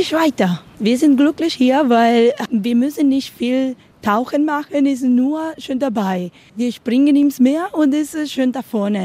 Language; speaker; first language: German; non-native, learner; Spanish